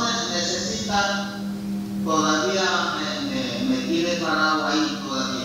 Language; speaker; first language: Spanish; non-native, local second language; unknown